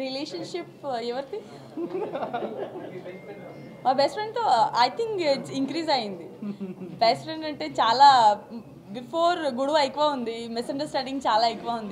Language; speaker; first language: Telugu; non-native, learner; Gujarati